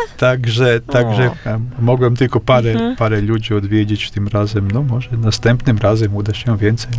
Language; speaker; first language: Polish; non-native, fluent; Latvian